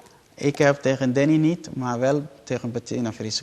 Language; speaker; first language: Dutch; non-native, learner; Somali